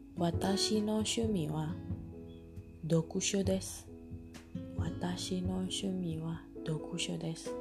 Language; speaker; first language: Japanese; non-native, learner; Indonesian